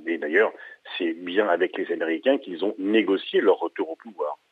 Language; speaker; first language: French; native; French